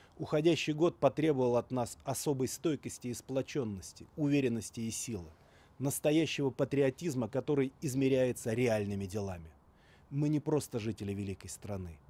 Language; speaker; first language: Russian; native; Russian